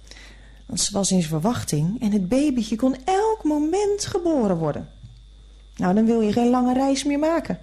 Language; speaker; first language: Dutch; native; Dutch